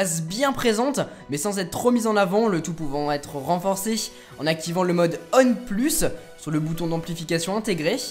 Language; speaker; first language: French; native; French